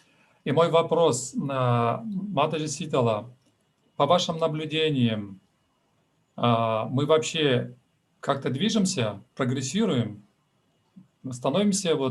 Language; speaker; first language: Russian; native; Russian